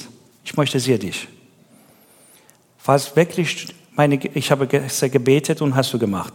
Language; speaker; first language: German; non-native, learner; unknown